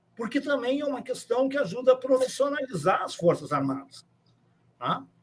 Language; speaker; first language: Portuguese; native; Portuguese